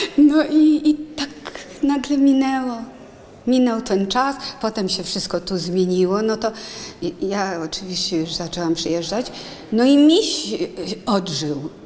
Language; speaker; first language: Polish; early bilingual, heritage; Polish